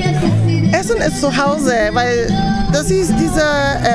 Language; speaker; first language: German; non-native, fluent; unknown